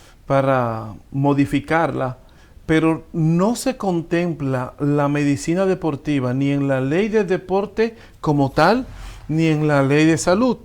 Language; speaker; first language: Spanish; native; Spanish